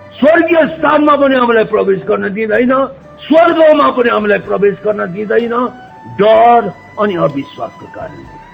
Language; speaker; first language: Nepali; native; Nepali